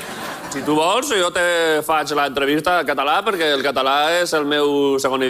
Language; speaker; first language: Catalan; non-native, local second language; Spanish